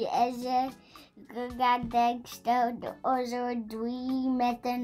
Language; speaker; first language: French; non-native, learner; English